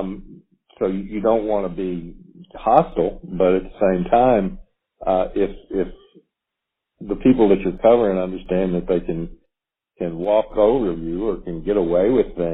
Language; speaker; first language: English; native; English